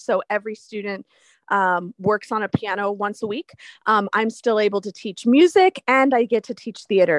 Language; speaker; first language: English; native; English